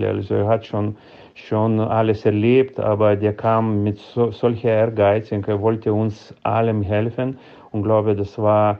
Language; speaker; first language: German; non-native, fluent; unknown